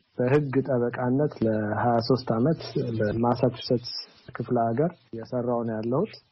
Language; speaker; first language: Amharic; native; Amharic